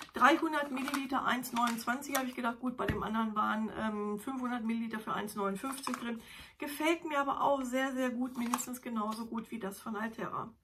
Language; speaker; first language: German; native; German